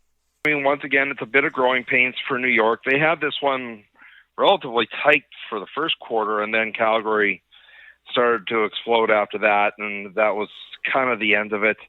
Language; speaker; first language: English; native; English